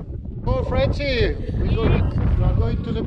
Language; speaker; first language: English; non-native, learner; French